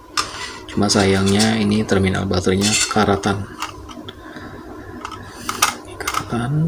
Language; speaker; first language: Indonesian; native; Indonesian